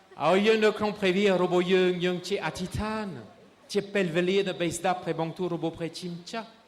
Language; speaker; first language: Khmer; non-native, fluent; French